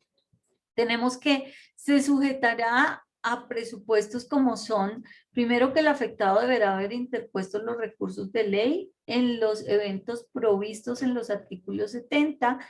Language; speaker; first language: Spanish; native; Spanish